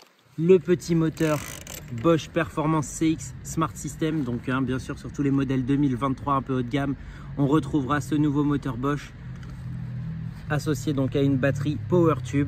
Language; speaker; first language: French; native; French